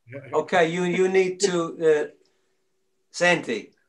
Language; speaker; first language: English; native; English